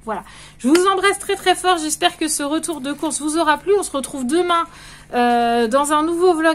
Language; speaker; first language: French; native; French